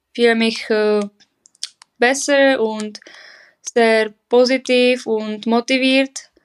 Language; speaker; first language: German; non-native, learner; Czech